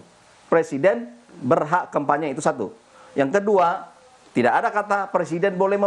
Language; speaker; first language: Indonesian; native; Indonesian